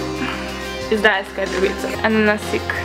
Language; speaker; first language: Russian; early bilingual, heritage; Russian